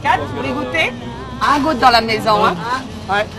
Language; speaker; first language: French; native; French